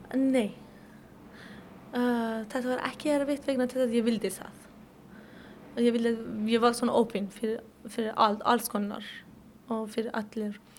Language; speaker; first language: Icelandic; non-native, learner; Persian